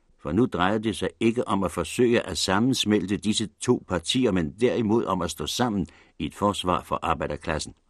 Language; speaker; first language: Danish; native; Danish